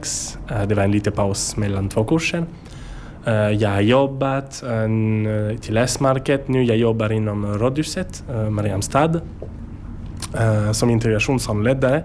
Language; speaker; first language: Swedish; non-native, learner; French